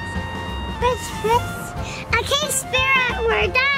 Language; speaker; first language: English; native; English